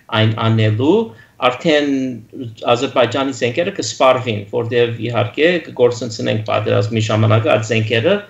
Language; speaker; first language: Armenian; early bilingual, heritage; Armenian